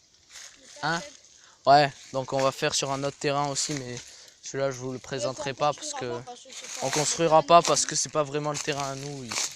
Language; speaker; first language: French; native; French